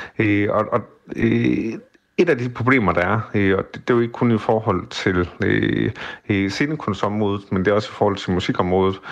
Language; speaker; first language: Danish; native; Danish